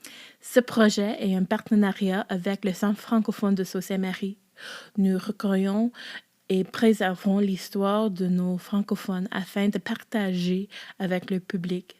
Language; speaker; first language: French; non-native, local second language; English